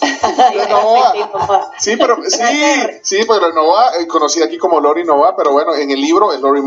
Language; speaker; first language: Spanish; native; Spanish